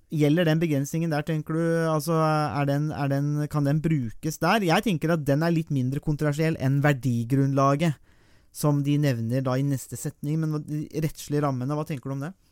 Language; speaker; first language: Norwegian; native; Norwegian